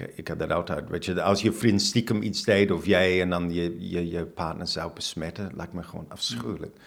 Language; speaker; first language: Dutch; non-native, fluent; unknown